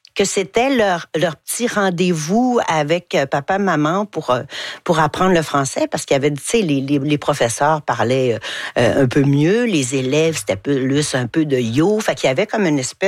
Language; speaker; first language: French; native; French